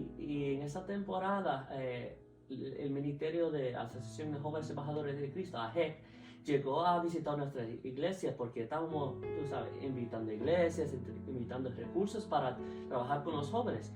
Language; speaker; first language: Spanish; early bilingual, heritage; Spanish